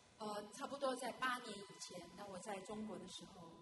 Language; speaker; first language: Chinese; native; Chinese